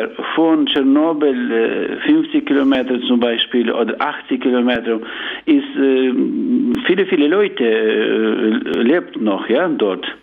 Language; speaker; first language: German; non-native, learner; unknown